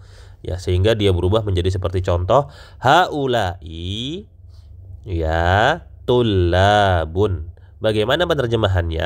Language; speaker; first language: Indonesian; native; Indonesian